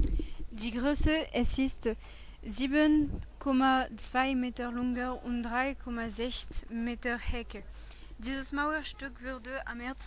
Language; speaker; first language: German; non-native, learner; French